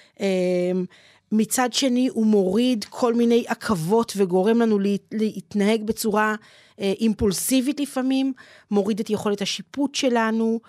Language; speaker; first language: Hebrew; native; Hebrew